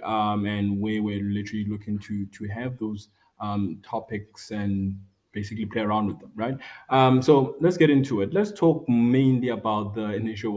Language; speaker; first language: English; non-native, local second language; Tswana